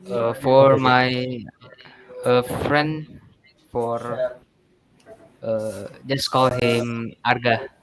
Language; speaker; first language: English; non-native, learner; Indonesian